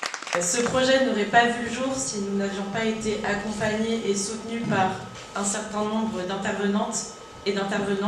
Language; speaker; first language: French; native; French